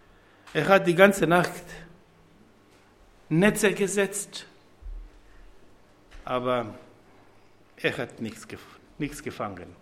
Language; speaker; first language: German; non-native, fluent; Croatian